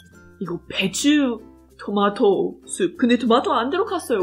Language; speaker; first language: Korean; non-native, fluent; English